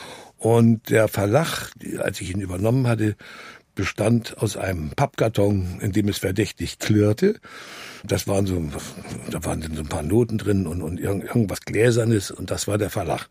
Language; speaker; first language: German; native; German